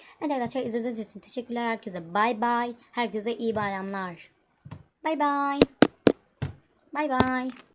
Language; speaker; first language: Turkish; native; Turkish